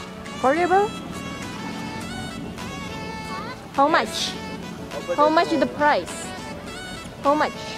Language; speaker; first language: English; non-native, learner; Indonesian